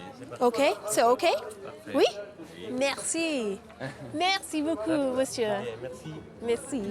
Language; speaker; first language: French; non-native, learner; English